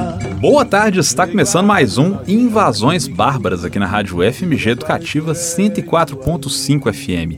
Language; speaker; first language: Portuguese; native; Portuguese